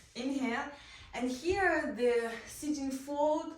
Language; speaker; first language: English; non-native, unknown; Ukrainian